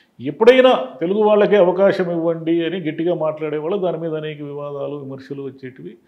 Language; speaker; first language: Telugu; native; Telugu